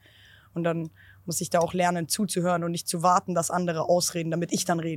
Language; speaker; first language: German; native; German